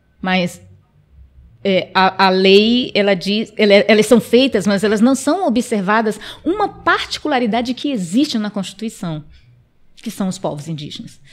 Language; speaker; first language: Portuguese; non-native, local second language; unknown